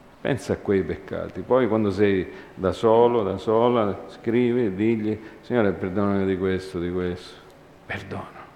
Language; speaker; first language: Italian; early bilingual, heritage; Italian